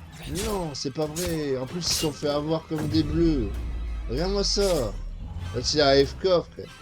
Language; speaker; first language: French; native; French